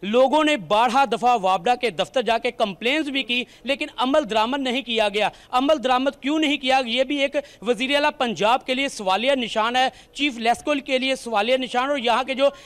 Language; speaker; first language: Urdu; non-native, local second language; Punjabi